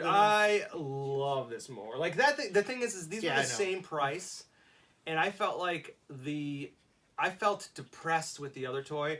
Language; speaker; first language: English; native; English